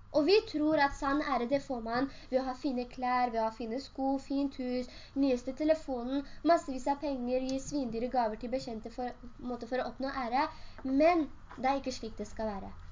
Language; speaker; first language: Norwegian; early bilingual, other home language; Urdu